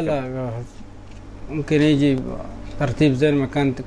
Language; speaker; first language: Arabic; non-native, learner; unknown